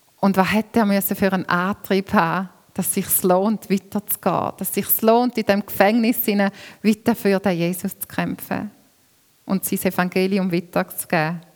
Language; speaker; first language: German; native; German